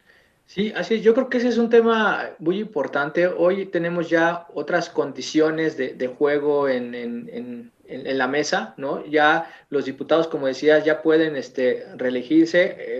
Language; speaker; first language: Spanish; native; Spanish